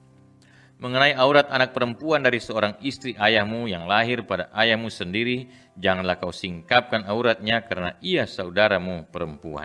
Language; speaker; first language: Indonesian; native; Indonesian